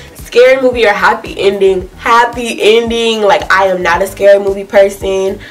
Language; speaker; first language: English; native; English